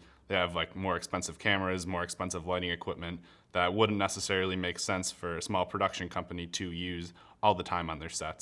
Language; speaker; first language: English; native; English